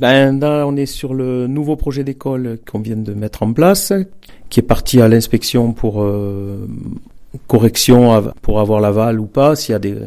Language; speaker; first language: French; native; French